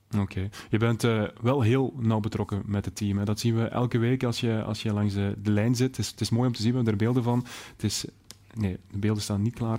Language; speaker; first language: Dutch; native; Dutch